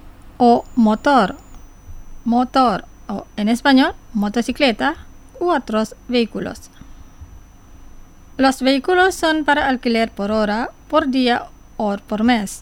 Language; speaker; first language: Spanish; non-native, fluent; Indonesian